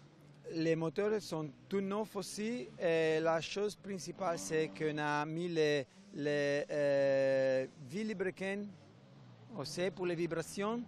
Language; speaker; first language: French; non-native, fluent; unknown